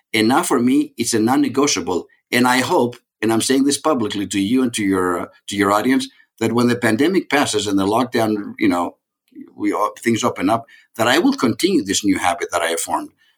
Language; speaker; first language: English; non-native, fluent; Greek